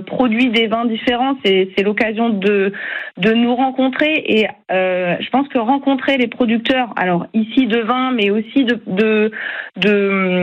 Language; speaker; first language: French; native; French